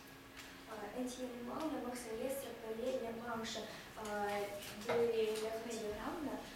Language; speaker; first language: French; non-native, learner; Russian